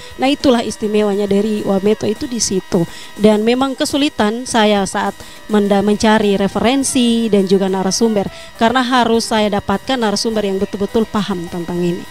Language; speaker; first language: Indonesian; non-native, local second language; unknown